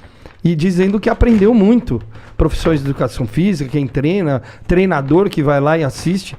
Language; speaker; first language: Portuguese; native; Portuguese